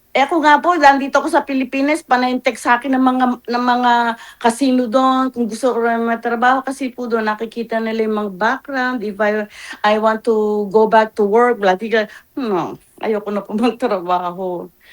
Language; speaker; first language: Filipino; native; Filipino